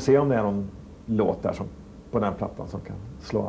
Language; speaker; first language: Swedish; native; Swedish